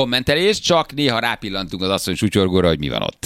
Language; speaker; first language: Hungarian; native; Hungarian